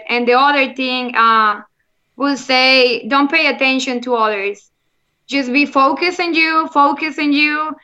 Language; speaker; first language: English; non-native, learner; Spanish